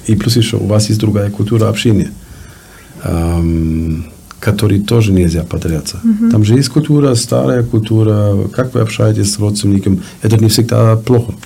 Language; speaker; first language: Russian; non-native, learner; German